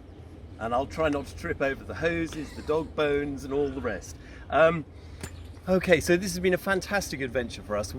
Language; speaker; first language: English; native; English